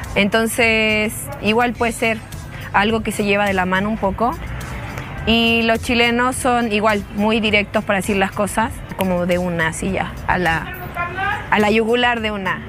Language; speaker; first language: Spanish; native; Spanish